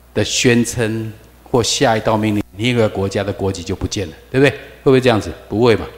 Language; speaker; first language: Chinese; native; Chinese